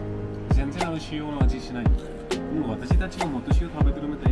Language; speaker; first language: Japanese; non-native, learner; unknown